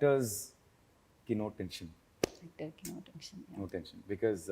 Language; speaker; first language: Telugu; non-native, learner; Tamil